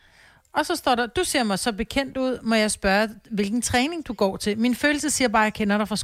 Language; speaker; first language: Danish; native; Danish